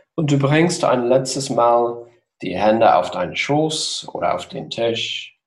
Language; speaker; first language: German; non-native, fluent; English